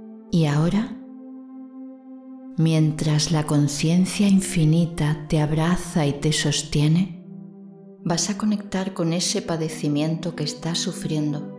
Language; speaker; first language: Spanish; native; Spanish